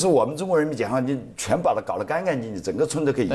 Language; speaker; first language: Chinese; native; Chinese